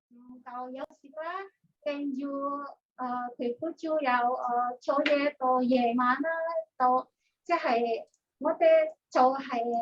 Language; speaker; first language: Cantonese; non-native, learner; Indonesian